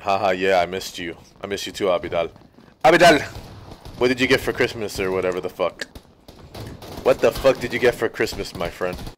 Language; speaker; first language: English; native; English